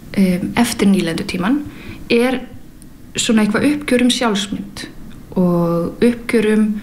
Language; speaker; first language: Icelandic; early bilingual, heritage; Icelandic